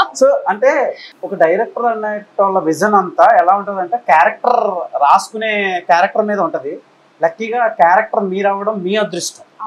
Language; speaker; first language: Telugu; native; Telugu